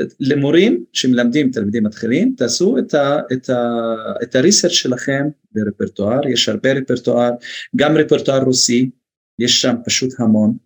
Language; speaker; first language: Hebrew; non-native, local second language; Arabic